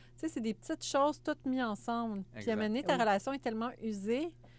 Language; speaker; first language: French; native; French